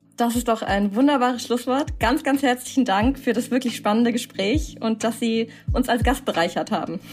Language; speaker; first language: German; native; German